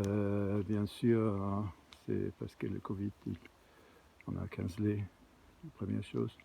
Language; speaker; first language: French; non-native, learner; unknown